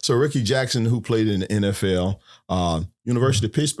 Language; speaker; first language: English; native; English